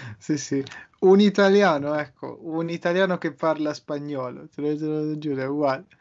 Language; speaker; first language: Italian; native; Italian